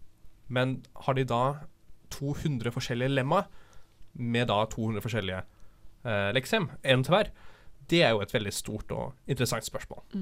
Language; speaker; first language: Norwegian; native; Norwegian